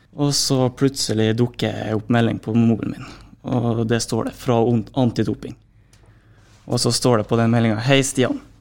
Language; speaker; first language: Norwegian; native; Norwegian